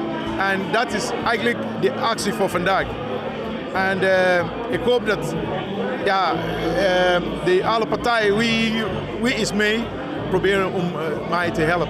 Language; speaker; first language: Dutch; non-native, fluent; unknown